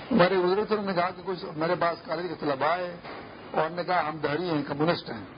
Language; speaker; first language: Urdu; non-native, local second language; Pashto